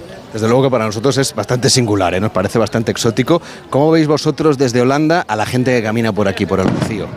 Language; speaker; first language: Spanish; native; Spanish